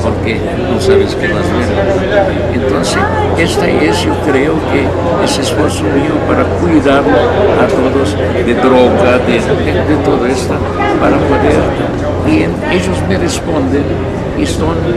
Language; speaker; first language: Spanish; non-native, fluent; Hungarian